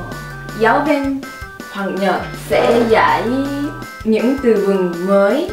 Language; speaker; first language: Vietnamese; non-native, learner; Korean